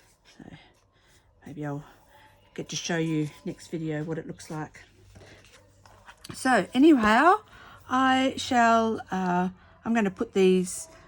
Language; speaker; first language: English; native; English